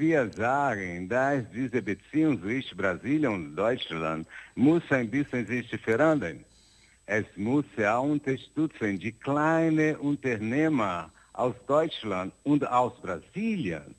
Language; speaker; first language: German; non-native, learner; Portuguese